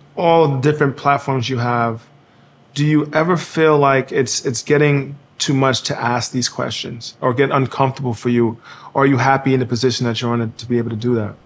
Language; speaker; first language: English; native; English